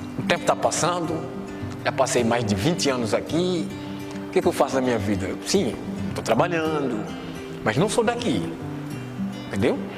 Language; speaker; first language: Portuguese; non-native, fluent; Wolof